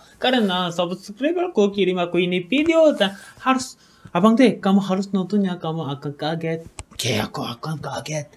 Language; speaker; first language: Indonesian; non-native, learner; Korean